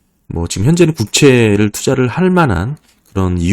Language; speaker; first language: Korean; native; Korean